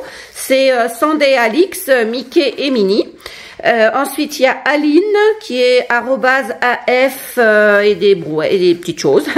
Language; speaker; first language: French; native; French